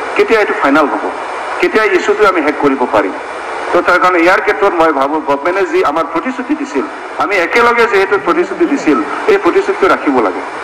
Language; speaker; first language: Assamese; non-native, local second language; Bodo